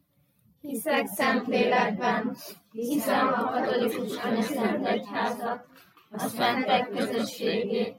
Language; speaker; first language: Hungarian; native; Hungarian